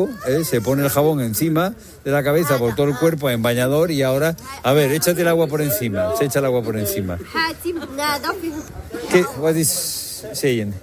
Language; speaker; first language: Spanish; native; Spanish